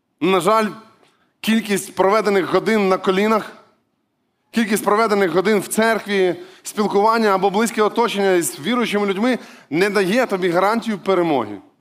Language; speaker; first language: Ukrainian; non-native, local second language; Russian